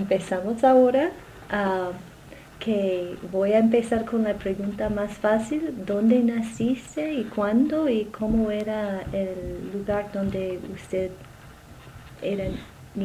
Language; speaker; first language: Spanish; non-native, fluent; English